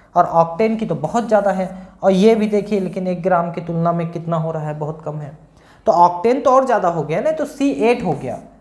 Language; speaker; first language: Hindi; native; Hindi